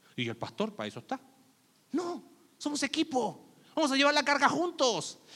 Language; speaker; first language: Spanish; native; Spanish